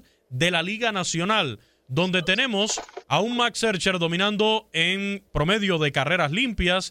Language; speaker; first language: Spanish; native; Spanish